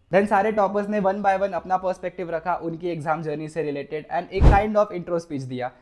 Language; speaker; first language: Hindi; non-native, local second language; Marathi